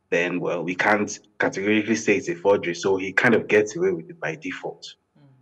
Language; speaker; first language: English; non-native, local second language; Yoruba